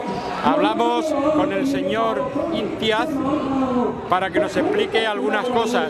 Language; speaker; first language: Spanish; native; Spanish